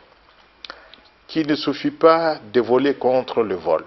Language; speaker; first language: French; non-native, local second language; Luba-Lulua